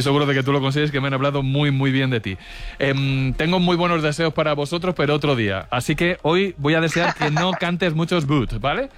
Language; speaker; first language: Spanish; native; Spanish